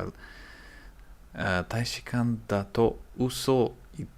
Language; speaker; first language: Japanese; non-native, learner; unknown